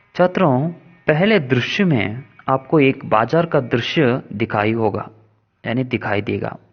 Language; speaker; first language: Hindi; non-native, local second language; Kannada